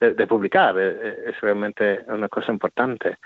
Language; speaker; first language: Spanish; non-native, fluent; English